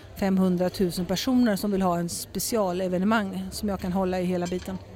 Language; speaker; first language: Swedish; early bilingual, heritage; Swedish